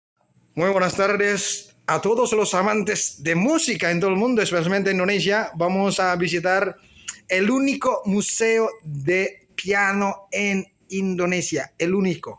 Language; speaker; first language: Spanish; non-native, fluent; Indonesian